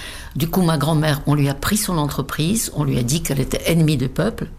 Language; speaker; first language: French; non-native, fluent; Czech